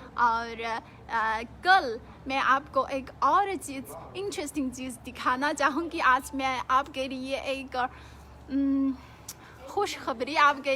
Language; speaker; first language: Hindi; non-native, fluent; Chinese